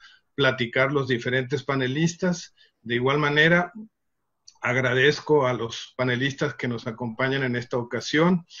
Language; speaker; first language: Spanish; native; Spanish